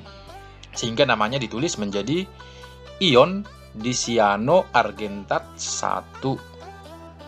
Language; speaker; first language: Indonesian; native; Indonesian